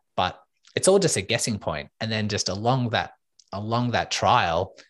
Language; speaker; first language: English; native; English